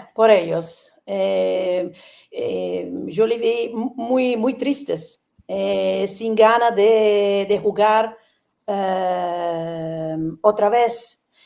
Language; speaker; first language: Spanish; non-native, learner; Italian